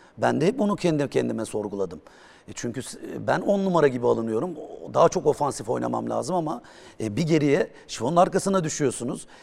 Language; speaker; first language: Turkish; native; Turkish